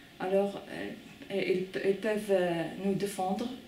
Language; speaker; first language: French; non-native, fluent; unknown